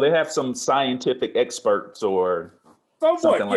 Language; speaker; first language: English; native; English